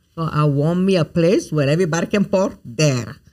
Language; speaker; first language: English; non-native, fluent; Italian